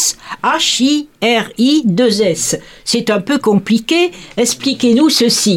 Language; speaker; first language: French; native; French